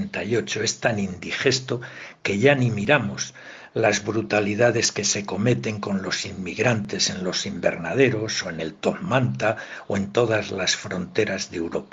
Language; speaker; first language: Spanish; native; Spanish